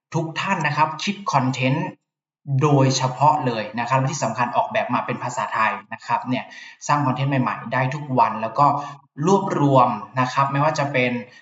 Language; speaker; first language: Thai; native; Thai